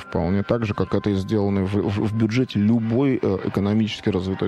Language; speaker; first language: Russian; native; Russian